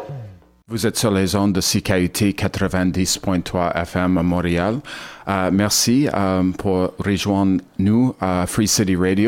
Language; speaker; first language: French; non-native, learner; English